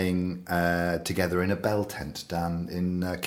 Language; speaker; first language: English; native; English